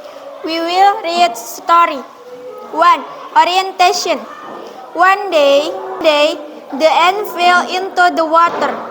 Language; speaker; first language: English; non-native, learner; Indonesian